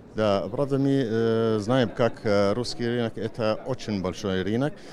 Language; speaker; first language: Russian; non-native, fluent; Arabic